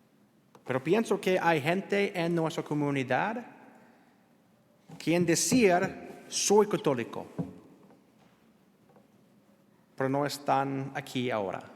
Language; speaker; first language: Spanish; non-native, learner; English